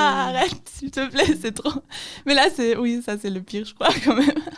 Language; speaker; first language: French; non-native, fluent; German